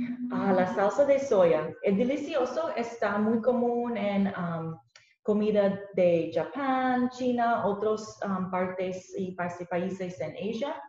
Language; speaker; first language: Spanish; non-native, learner; English